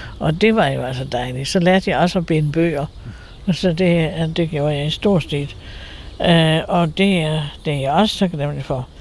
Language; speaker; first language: Danish; native; Danish